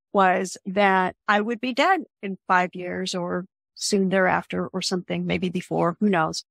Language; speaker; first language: English; native; English